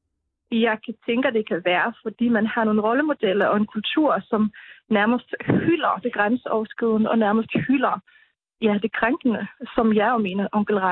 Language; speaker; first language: Danish; native; Danish